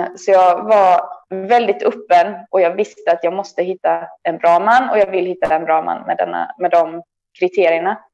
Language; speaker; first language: Swedish; native; Swedish